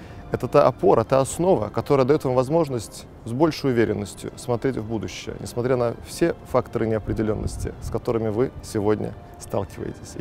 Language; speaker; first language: Russian; native; Russian